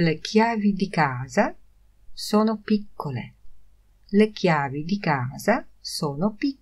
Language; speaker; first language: Italian; non-native, fluent; Polish